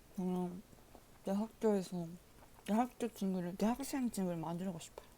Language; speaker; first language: Korean; non-native, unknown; Japanese